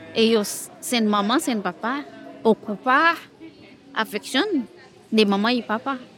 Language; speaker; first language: Spanish; non-native, learner; Haitian Creole